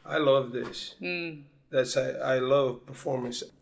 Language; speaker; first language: English; non-native, fluent; Portuguese